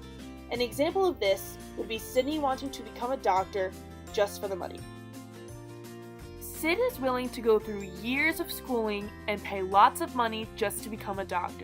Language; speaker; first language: English; native; English